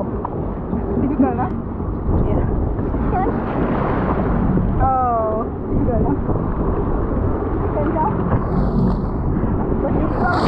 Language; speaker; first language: English; non-native, learner; Thai